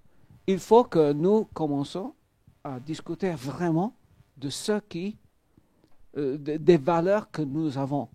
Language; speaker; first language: French; non-native, fluent; Maltese